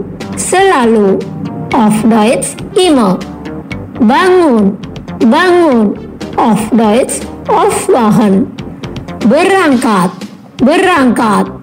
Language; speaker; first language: German; non-native, learner; Indonesian